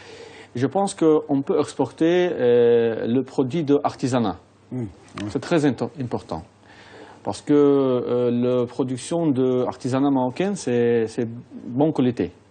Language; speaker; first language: French; non-native, fluent; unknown